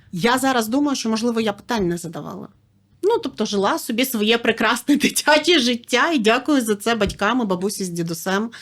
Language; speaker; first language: Ukrainian; native; Ukrainian